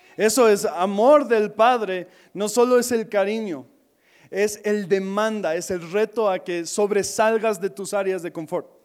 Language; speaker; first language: Spanish; non-native, fluent; English